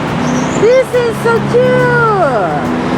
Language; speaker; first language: English; non-native, fluent; Japanese